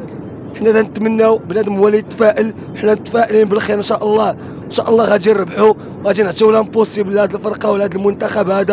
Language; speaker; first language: Arabic; native; Arabic